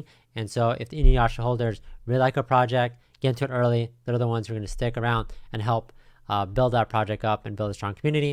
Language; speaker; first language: English; native; English